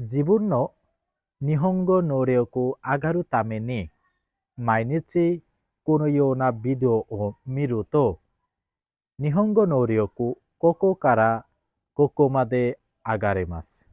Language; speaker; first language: Japanese; non-native, learner; Bangla